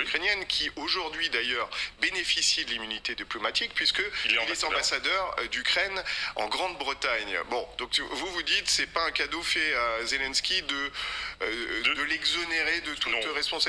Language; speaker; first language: French; native; French